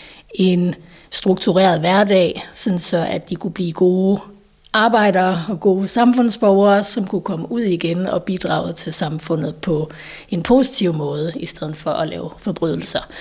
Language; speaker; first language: Danish; native; Danish